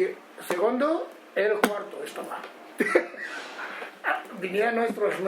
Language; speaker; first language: Spanish; non-native, learner; Japanese